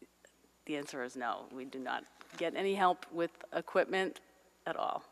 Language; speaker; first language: English; native; English